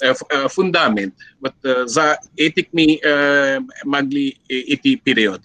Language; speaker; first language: Russian; non-native, learner; Sinhala